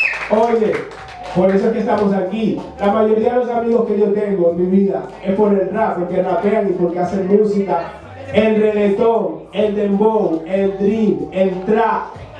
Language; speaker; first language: Spanish; native; Spanish